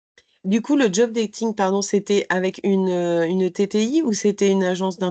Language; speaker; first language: French; native; French